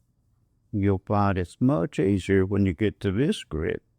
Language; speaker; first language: English; native; English